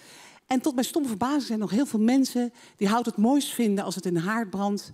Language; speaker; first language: Dutch; native; Dutch